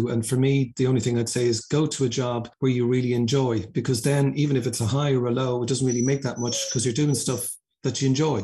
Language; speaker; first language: English; native; English